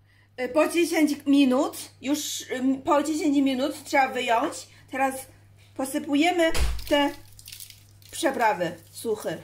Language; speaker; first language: Polish; non-native, learner; Chinese